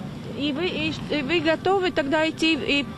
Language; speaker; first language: Russian; non-native, local second language; Latvian